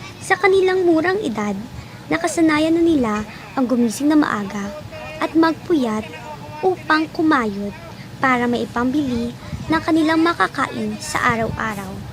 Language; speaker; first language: Filipino; native; Filipino